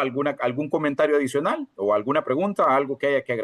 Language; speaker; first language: Spanish; native; Spanish